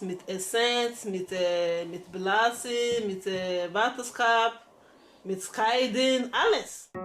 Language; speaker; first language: Dutch; non-native, learner; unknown